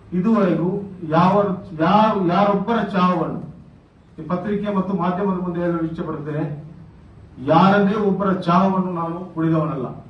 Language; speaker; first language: Kannada; non-native, local second language; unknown